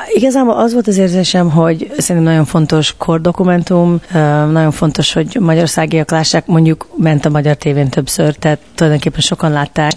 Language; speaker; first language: Hungarian; early bilingual, heritage; Hungarian